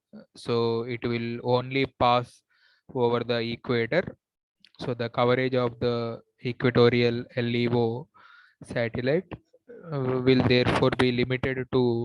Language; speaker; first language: English; non-native, local second language; Telugu